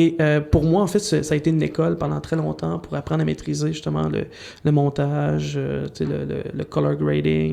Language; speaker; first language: French; native; French